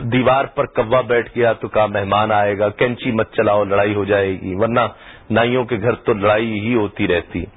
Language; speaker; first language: Urdu; native; Urdu